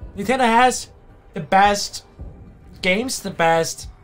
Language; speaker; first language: English; non-native, fluent; German